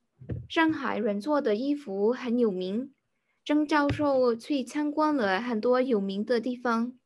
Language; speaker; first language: Chinese; non-native, learner; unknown